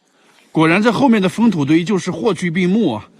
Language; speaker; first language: Chinese; native; Chinese